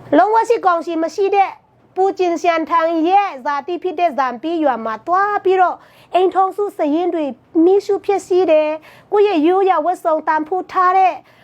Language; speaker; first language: Burmese; non-native, local second language; Tedim Chin